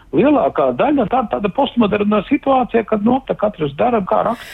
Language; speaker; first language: Latvian; native; Latvian